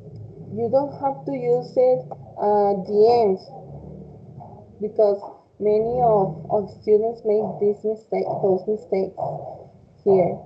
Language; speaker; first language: English; non-native, fluent; Spanish